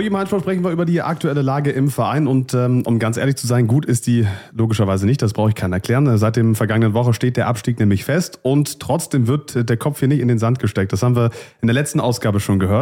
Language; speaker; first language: German; native; German